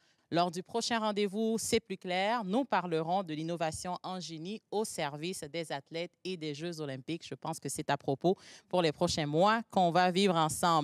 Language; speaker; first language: French; native; French